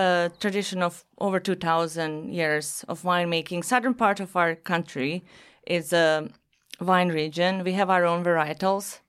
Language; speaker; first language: English; non-native, fluent; Bosnian